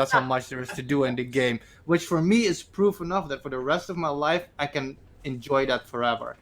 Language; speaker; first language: English; native; English